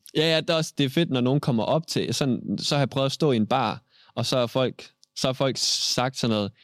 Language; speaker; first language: Danish; native; Danish